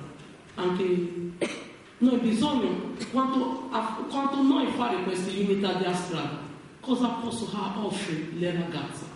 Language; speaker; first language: Italian; non-native, learner; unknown